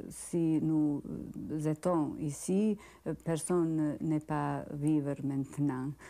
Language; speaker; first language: French; non-native, learner; Bosnian